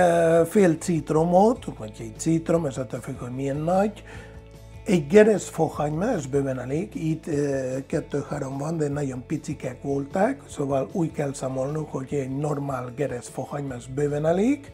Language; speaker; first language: Hungarian; non-native, fluent; Spanish